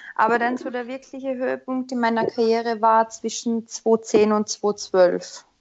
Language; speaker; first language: German; native; German